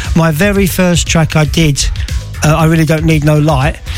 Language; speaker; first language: English; native; English